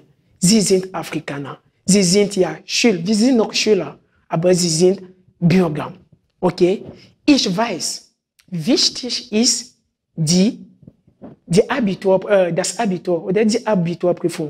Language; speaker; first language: German; non-native, fluent; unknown